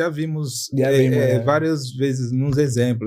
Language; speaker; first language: Portuguese; non-native, fluent; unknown